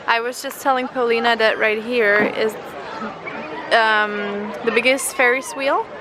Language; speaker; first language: English; non-native, fluent; Lithuanian